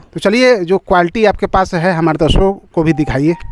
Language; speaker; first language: Hindi; native; Hindi